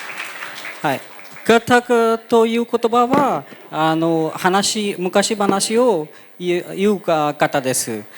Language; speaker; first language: Japanese; non-native, fluent; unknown